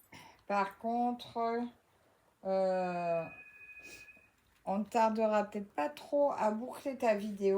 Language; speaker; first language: French; native; French